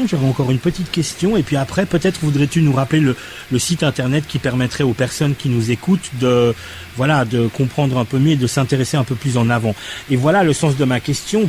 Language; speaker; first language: French; native; French